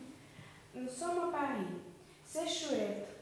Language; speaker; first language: French; non-native, learner; Russian